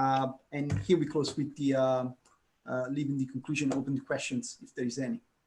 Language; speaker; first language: English; non-native, fluent; Italian